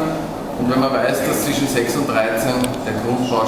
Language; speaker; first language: German; native; German